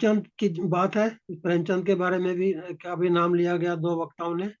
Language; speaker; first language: Hindi; native; Hindi